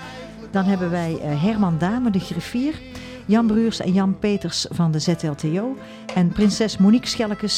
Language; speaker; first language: Dutch; native; Dutch